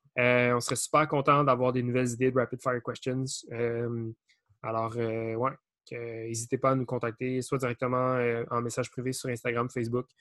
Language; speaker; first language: French; native; French